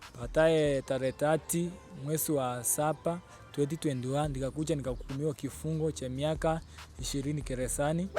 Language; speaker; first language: Swahili; non-native, local second language; Luyia